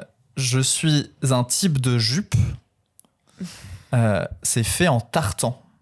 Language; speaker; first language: French; native; French